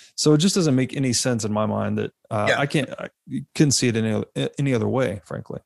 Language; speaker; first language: English; native; English